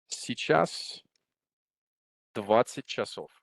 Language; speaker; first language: Russian; non-native, fluent; English